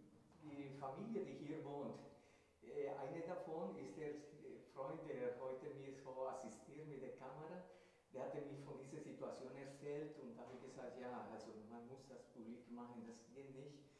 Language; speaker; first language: German; non-native, fluent; Spanish